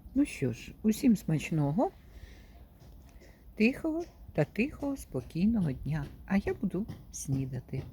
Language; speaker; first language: Ukrainian; native; Ukrainian